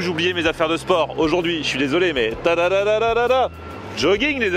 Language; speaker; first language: French; native; French